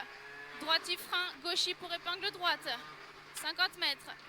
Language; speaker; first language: French; native; French